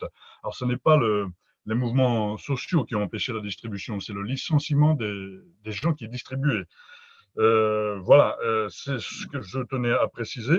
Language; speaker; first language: French; native; French